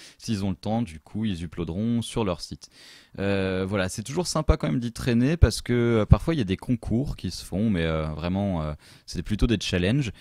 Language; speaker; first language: French; native; French